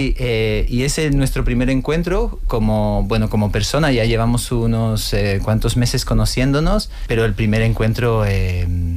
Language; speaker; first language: Spanish; non-native, fluent; Portuguese